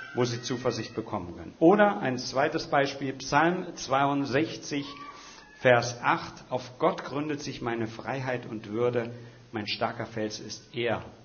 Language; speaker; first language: German; native; German